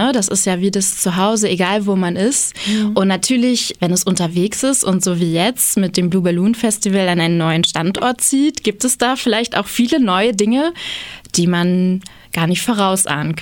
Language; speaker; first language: German; native; German